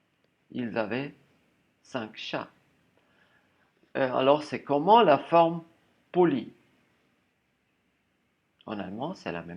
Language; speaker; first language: French; non-native, fluent; German